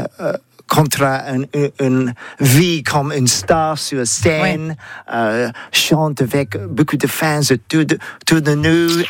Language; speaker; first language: French; non-native, learner; English